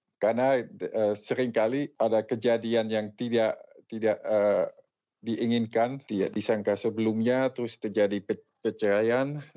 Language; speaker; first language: Indonesian; non-native, fluent; Dutch